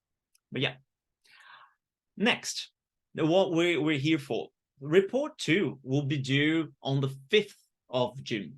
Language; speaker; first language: English; non-native, fluent; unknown